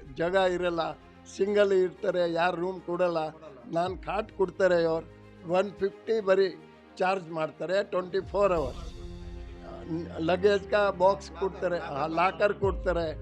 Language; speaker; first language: Kannada; non-native, local second language; Gujarati